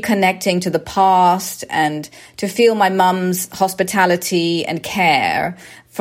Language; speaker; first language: English; native; English